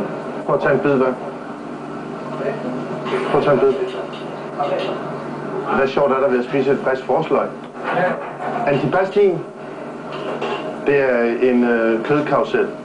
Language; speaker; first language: Danish; native; Danish